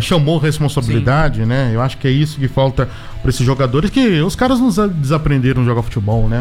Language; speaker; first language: Portuguese; native; Portuguese